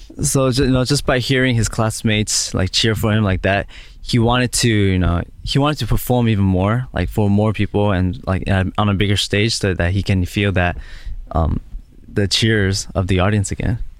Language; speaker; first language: English; early bilingual, other home language; Korean